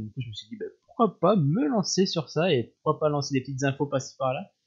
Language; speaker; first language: French; native; French